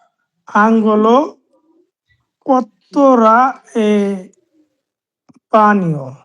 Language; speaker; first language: Italian; non-native, learner; Bangla